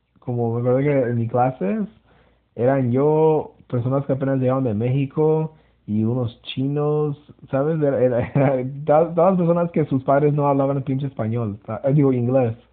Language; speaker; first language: Spanish; early bilingual, heritage; Spanish